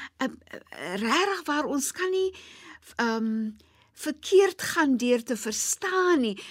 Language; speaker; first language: Afrikaans; native; Afrikaans